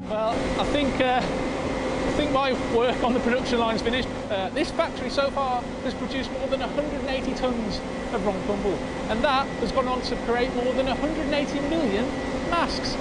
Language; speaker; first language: English; native; English